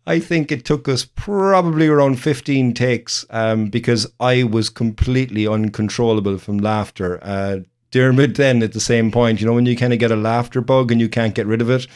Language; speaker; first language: English; native; English